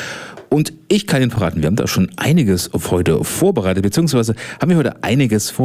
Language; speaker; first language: German; native; German